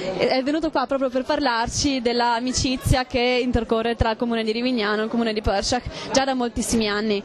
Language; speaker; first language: Italian; native; Italian